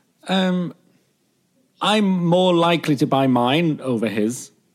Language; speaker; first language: English; native; English